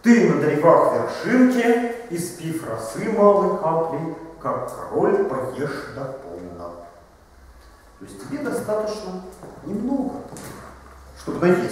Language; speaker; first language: Russian; native; Russian